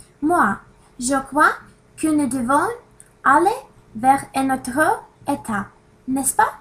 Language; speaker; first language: French; non-native, learner; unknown